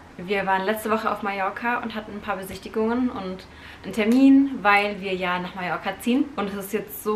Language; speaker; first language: German; native; German